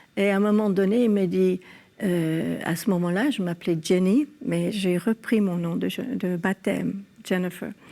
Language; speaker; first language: French; early bilingual, other home language; English